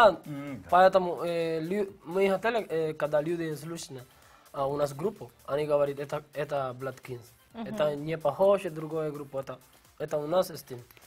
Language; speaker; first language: Russian; non-native, learner; Spanish